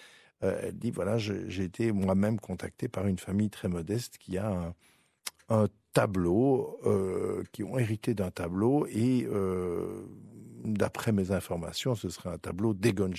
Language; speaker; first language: French; native; French